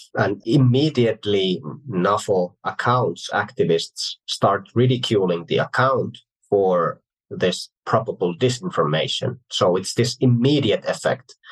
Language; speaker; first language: English; non-native, fluent; Finnish